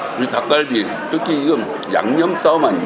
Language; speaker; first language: Korean; native; Korean